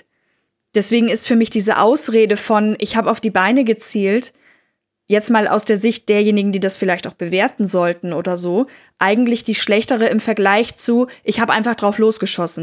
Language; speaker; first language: German; native; German